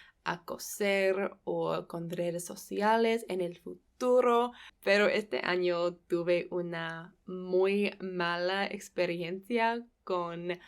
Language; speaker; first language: Spanish; non-native, fluent; English